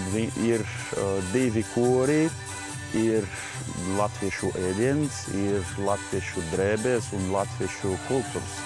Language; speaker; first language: Latvian; non-native, learner; Portuguese